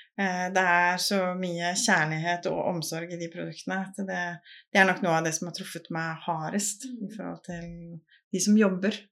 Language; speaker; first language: Norwegian; native; Norwegian